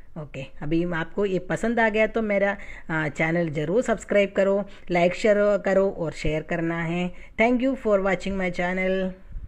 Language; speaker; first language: Hindi; non-native, fluent; Tamil